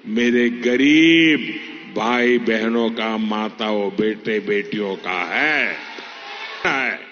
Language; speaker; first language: Hindi; non-native, local second language; Gujarati